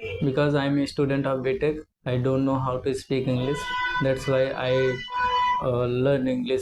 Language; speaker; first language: English; non-native, learner; Hindi